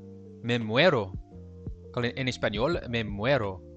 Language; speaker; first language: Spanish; non-native, learner; English